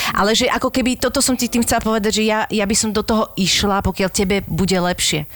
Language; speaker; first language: Slovak; native; Slovak